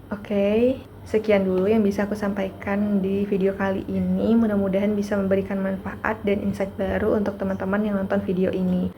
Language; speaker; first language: Indonesian; non-native, local second language; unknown